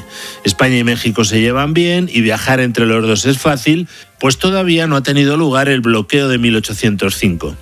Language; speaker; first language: Spanish; native; Spanish